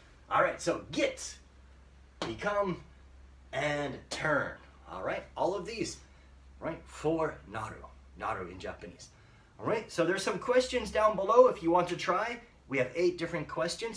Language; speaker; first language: English; native; English